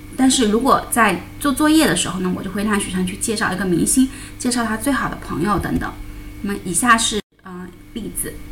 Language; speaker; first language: Chinese; native; Chinese